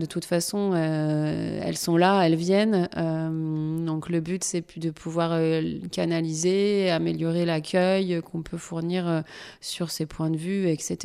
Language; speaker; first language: French; native; French